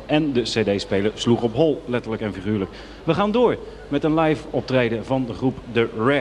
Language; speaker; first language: Dutch; native; Dutch